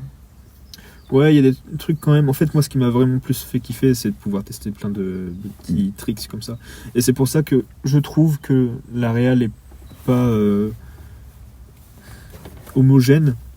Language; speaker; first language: French; native; French